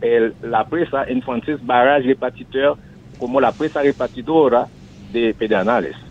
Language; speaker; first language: Spanish; non-native, fluent; Haitian Creole